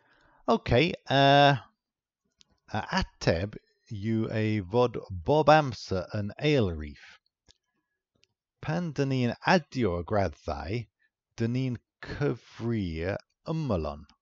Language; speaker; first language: Welsh; non-native, fluent; English